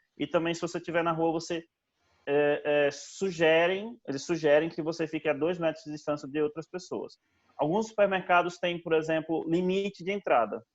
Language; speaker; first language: Portuguese; native; Portuguese